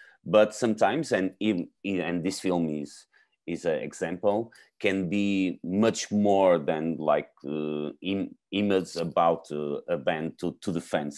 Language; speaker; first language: English; non-native, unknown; Portuguese